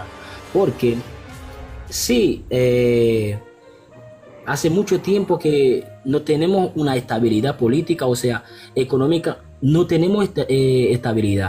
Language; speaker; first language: Spanish; non-native, local second language; Haitian Creole